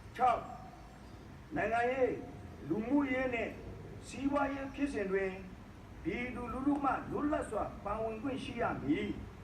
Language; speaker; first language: Burmese; non-native, local second language; Shan